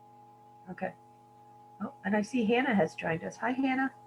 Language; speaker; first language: English; native; English